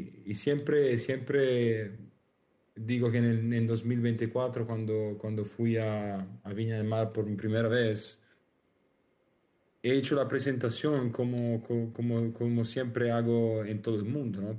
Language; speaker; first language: Spanish; non-native, learner; Italian